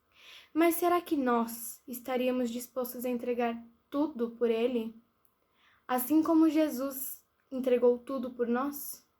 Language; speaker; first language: Portuguese; native; Portuguese